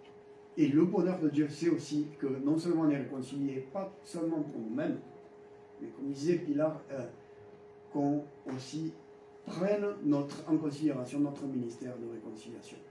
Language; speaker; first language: French; native; French